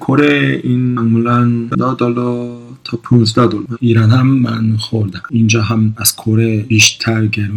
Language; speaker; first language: Persian; non-native, learner; Korean